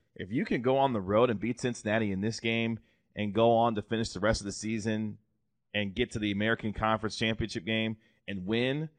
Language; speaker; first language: English; native; English